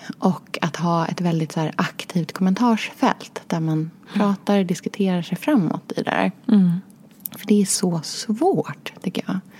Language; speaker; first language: Swedish; native; Swedish